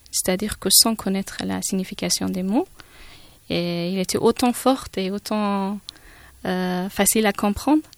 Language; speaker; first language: French; non-native, fluent; Persian